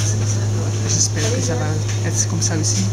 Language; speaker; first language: French; non-native, local second language; Dutch